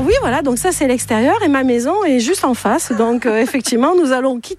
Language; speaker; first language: French; native; French